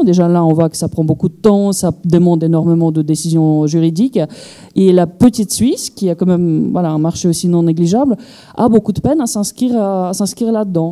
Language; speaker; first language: French; native; French